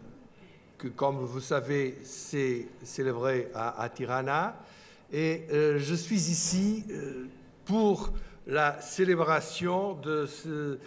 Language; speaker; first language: French; non-native, fluent; Portuguese